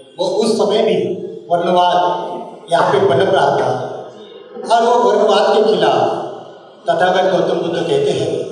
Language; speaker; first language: Hindi; non-native, local second language; Marathi